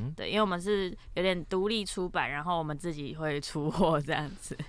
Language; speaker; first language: Chinese; native; Chinese